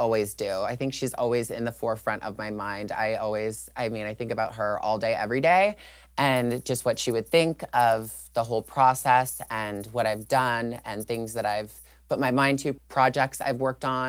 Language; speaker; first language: English; native; English